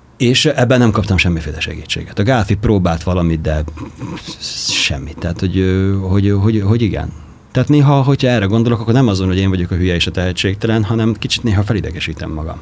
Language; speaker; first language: Hungarian; native; Hungarian